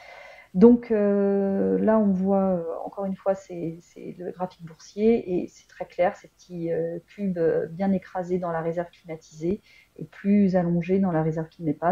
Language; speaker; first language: French; native; French